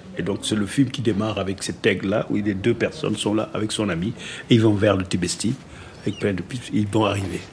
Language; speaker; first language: French; non-native, local second language; Wolof